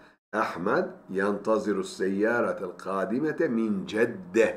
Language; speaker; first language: Arabic; non-native, fluent; Turkish